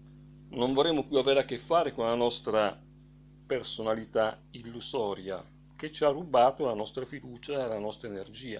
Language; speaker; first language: Italian; native; Italian